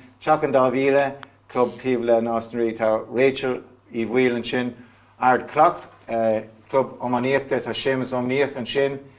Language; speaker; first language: Irish; non-native, local second language; English